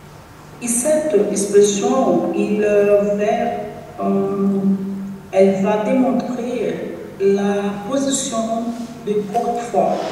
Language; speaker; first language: French; non-native, learner; Portuguese